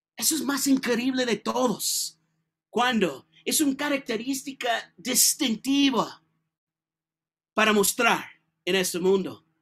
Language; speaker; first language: Spanish; non-native, learner; English